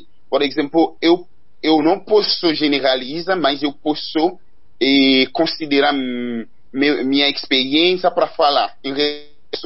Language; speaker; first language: Portuguese; non-native, learner; Haitian Creole